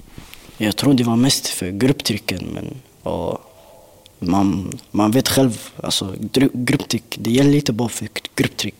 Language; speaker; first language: Swedish; early bilingual, other home language; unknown